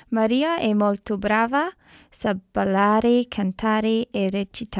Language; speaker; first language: Italian; non-native, learner; English